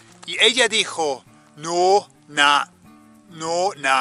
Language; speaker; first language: Spanish; native; Spanish